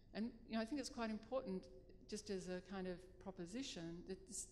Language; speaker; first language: English; native; English